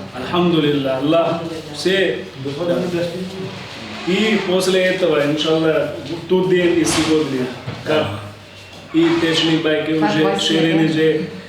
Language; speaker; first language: Russian; non-native, learner; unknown